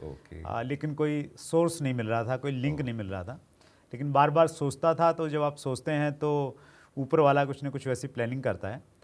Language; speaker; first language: Hindi; native; Hindi